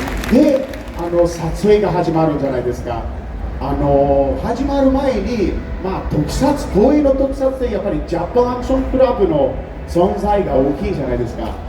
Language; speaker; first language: Japanese; non-native, fluent; Portuguese